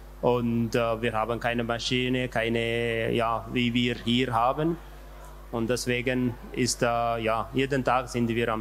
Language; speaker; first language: German; non-native, learner; Tigrinya